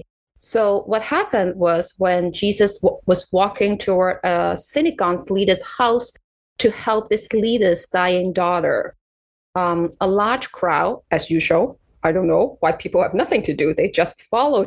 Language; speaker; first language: English; non-native, local second language; Cantonese